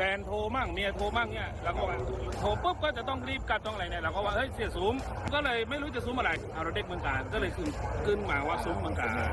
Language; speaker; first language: Thai; native; Thai